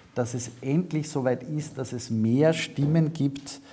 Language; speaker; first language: German; native; German